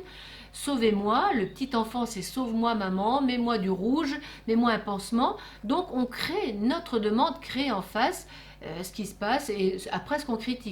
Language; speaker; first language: French; native; French